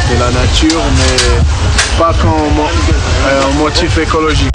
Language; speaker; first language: French; non-native, fluent; Portuguese